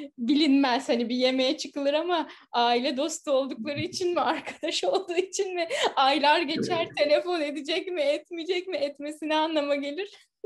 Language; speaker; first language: Turkish; native; Turkish